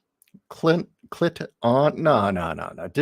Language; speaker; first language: English; native; English